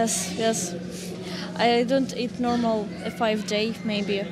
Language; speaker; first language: English; non-native, learner; Ukrainian